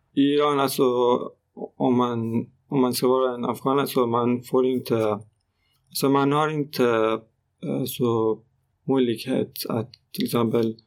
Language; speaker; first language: Swedish; non-native, learner; Persian